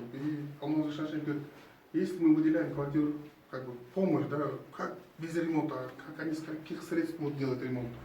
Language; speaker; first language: Russian; non-native, local second language; Kyrgyz